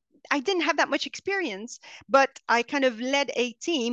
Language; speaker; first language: English; non-native, fluent; French